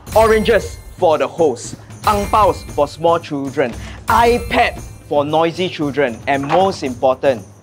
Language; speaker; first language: English; native; English